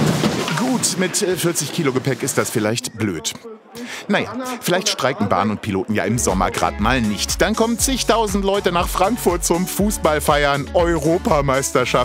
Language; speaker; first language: German; native; German